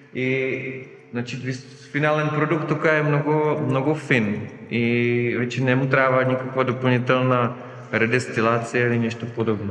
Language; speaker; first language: Bulgarian; non-native, fluent; Czech